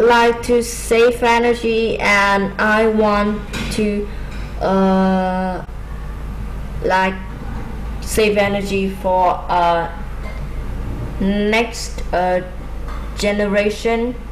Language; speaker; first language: English; non-native, learner; Vietnamese